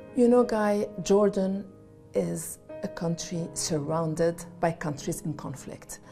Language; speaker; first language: English; non-native, fluent; Arabic